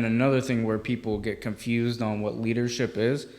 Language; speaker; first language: English; native; English